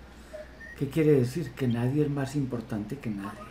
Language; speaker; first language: Spanish; native; Spanish